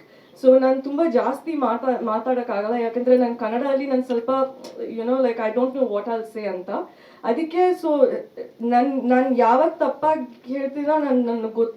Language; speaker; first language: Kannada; early bilingual, heritage; Kannada